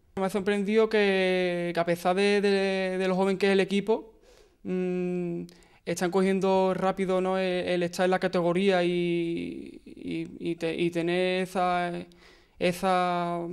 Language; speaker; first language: Spanish; native; Spanish